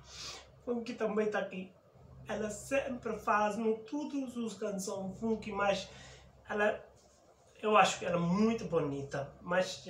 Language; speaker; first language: Portuguese; non-native, learner; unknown